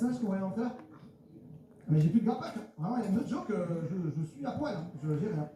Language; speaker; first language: French; native; French